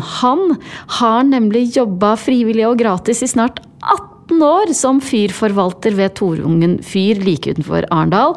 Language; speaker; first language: Norwegian; native; Norwegian